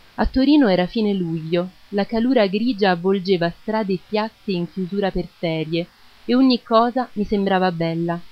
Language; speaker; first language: Italian; early bilingual, other home language; German